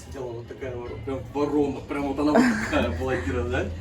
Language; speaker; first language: Russian; native; Russian